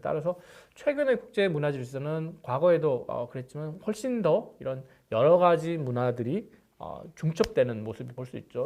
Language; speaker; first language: Korean; native; Korean